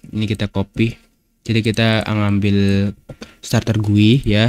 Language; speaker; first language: Indonesian; native; Indonesian